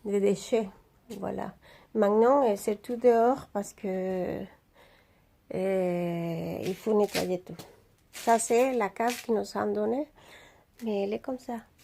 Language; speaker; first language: French; non-native, learner; Spanish